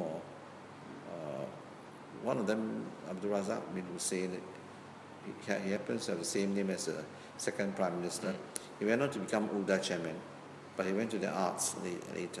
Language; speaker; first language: English; non-native, local second language; Min Nan Chinese